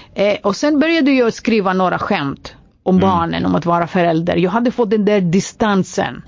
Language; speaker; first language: Swedish; non-native, fluent; Greek